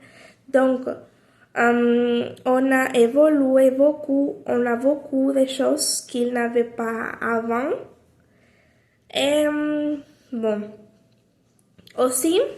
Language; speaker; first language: French; non-native, learner; Spanish